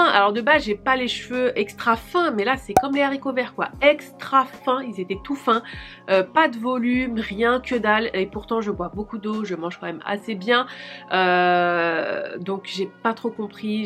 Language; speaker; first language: French; native; French